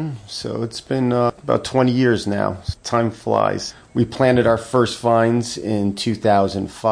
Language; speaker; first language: English; native; English